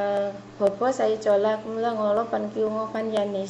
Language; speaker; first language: Cantonese; non-native, learner; Indonesian